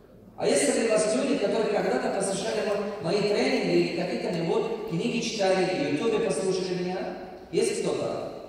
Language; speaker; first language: Russian; non-native, local second language; Tajik